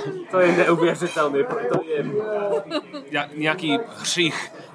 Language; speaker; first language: Czech; non-native, learner; English